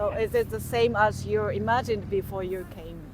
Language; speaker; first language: English; non-native, local second language; Japanese